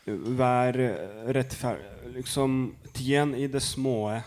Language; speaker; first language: Norwegian; non-native, fluent; Lithuanian